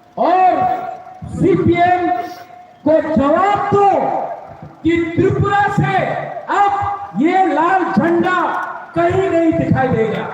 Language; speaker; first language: Hindi; non-native, local second language; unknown